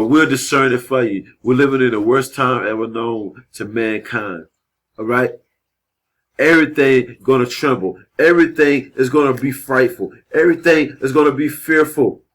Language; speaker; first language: English; native; English